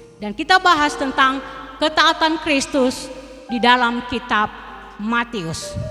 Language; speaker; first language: Indonesian; non-native, local second language; Nias